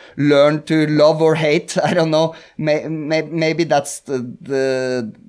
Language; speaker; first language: English; non-native, fluent; Norwegian